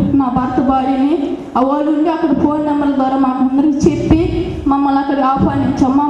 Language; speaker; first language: Telugu; native; Telugu